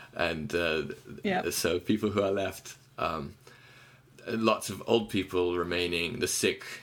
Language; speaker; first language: English; non-native, fluent; Ukrainian